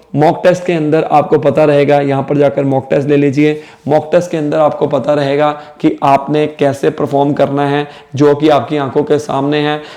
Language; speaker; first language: Hindi; non-native, local second language; Punjabi